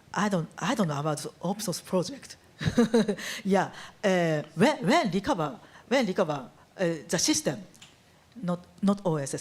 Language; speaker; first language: English; non-native, learner; Japanese